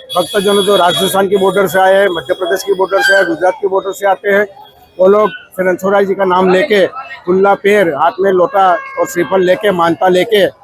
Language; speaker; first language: Hindi; non-native, local second language; Gujarati